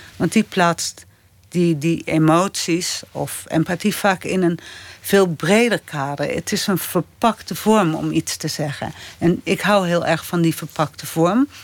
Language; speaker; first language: Dutch; native; Dutch